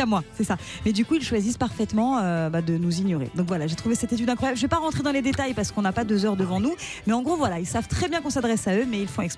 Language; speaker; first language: French; native; French